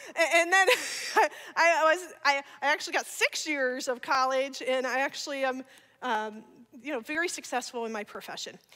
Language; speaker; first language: English; native; English